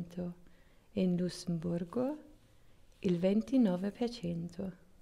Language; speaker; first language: Italian; non-native, learner; German